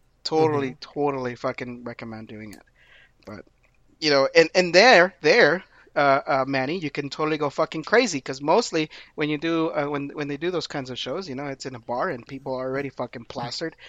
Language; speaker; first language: English; early bilingual, other home language; Spanish